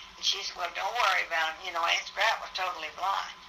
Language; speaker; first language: English; native; English